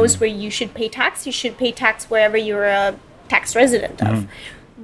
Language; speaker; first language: English; non-native, fluent; Romanian